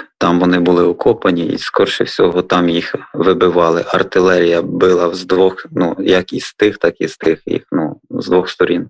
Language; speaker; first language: Ukrainian; native; Ukrainian